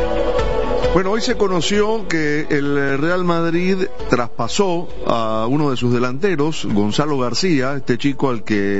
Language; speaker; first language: Spanish; native; Spanish